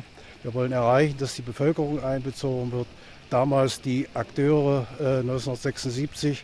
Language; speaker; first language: German; native; German